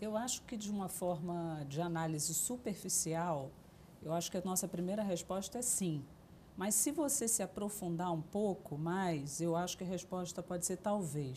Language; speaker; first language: Portuguese; native; Portuguese